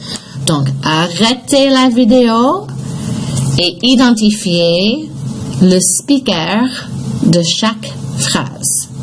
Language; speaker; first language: French; non-native, fluent; English